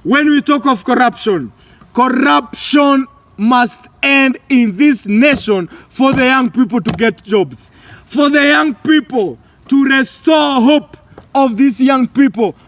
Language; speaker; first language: English; non-native, local second language; Kikuyu